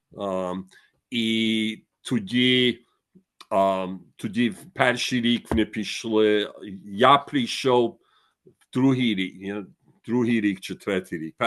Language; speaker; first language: Ukrainian; early bilingual, heritage; Ukrainian